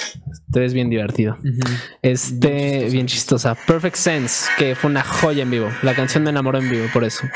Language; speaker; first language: Spanish; native; Spanish